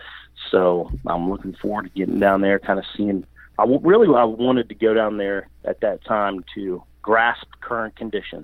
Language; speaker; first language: English; native; English